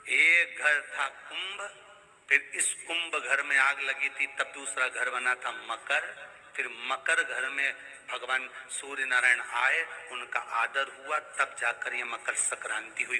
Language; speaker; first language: Hindi; native; Hindi